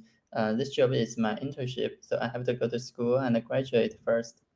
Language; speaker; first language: English; non-native, learner; Chinese